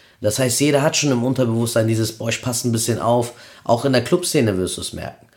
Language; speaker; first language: German; early bilingual, other home language; Spanish